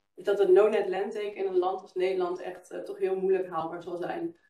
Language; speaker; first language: Dutch; native; Dutch